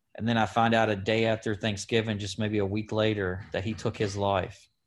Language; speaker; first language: English; native; English